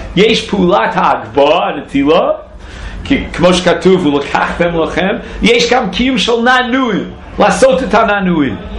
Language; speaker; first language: Hebrew; non-native, fluent; English